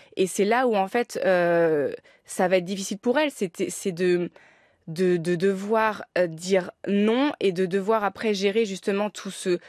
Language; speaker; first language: French; native; French